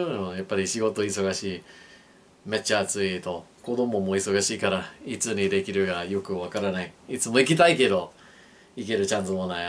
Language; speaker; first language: Japanese; non-native, learner; English